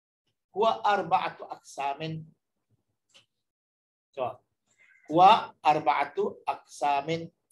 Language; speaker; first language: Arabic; non-native, fluent; Malay